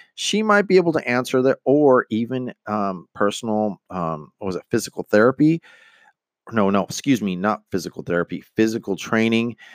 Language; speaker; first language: English; native; English